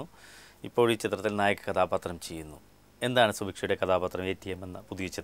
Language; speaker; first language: Malayalam; native; Malayalam